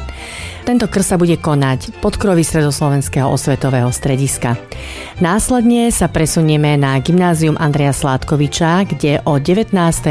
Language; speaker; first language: Slovak; native; Slovak